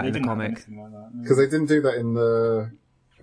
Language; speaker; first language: English; native; English